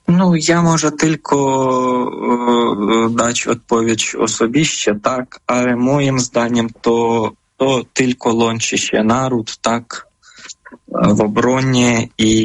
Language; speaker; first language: Polish; non-native, fluent; Ukrainian